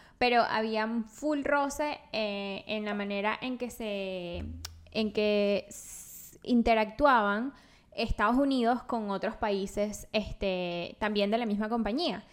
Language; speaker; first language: Spanish; native; Spanish